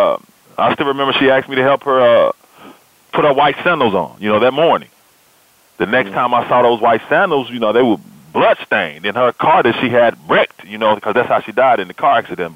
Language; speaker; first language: English; native; English